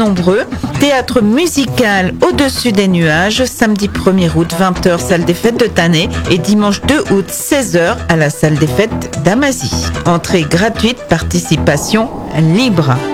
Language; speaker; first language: French; native; French